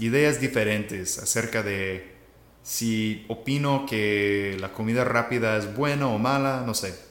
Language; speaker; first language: Spanish; non-native, fluent; English